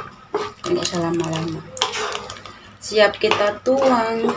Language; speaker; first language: Indonesian; native; Indonesian